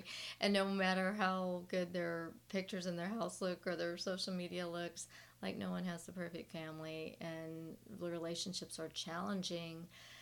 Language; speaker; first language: English; native; English